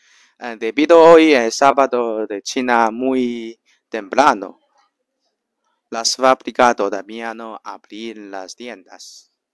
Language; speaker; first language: Spanish; non-native, learner; Chinese